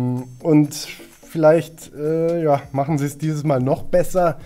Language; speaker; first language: German; native; German